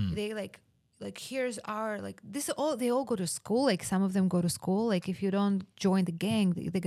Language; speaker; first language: English; non-native, fluent; Russian